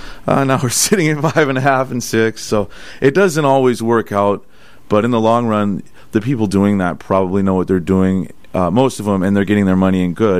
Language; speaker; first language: English; native; English